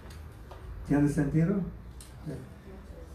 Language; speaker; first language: Spanish; non-native, learner; English